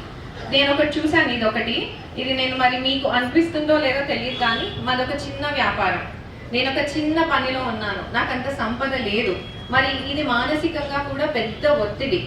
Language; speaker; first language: Telugu; native; Telugu